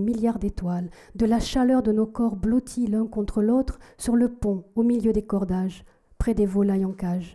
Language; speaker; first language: French; native; French